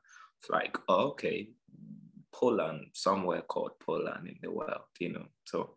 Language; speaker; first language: English; non-native, local second language; Akan